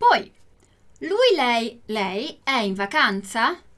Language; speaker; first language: Italian; non-native, fluent; Portuguese